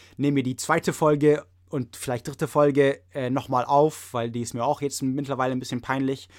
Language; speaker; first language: German; non-native, fluent; English